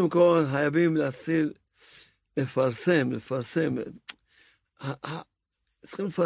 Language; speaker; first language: Hebrew; non-native, fluent; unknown